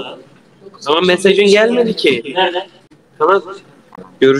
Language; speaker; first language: Turkish; native; Turkish